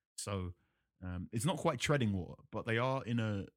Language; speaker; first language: English; native; English